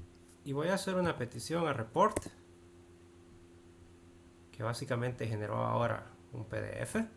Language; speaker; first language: Spanish; native; Spanish